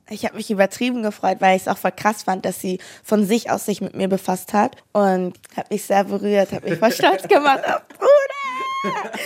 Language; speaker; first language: German; native; German